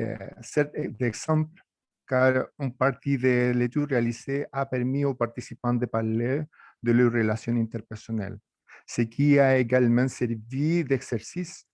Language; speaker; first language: French; non-native, fluent; Spanish